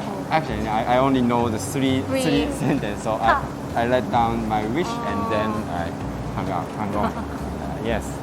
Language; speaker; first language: English; non-native, learner; Japanese